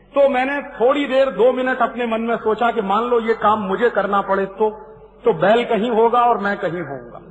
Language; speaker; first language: Hindi; native; Hindi